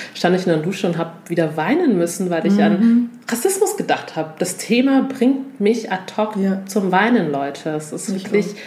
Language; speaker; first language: German; native; German